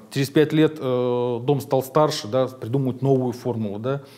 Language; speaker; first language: Russian; native; Russian